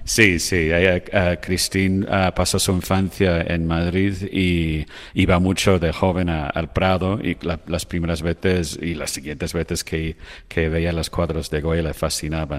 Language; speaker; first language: Spanish; non-native, fluent; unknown